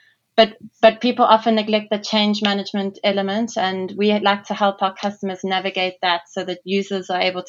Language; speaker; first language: English; native; English